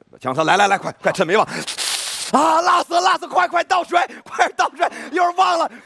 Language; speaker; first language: Chinese; native; Chinese